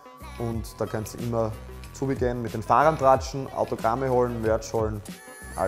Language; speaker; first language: German; native; German